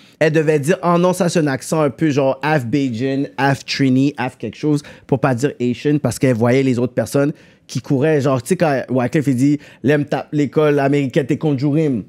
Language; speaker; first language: French; native; French